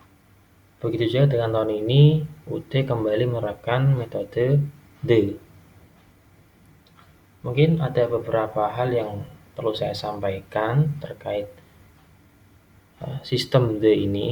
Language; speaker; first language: Indonesian; native; Indonesian